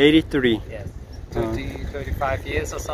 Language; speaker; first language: English; non-native, fluent; German